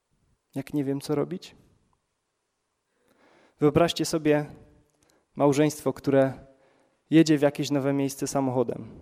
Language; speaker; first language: Polish; native; Polish